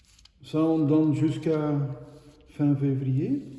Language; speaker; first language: French; non-native, local second language; Dutch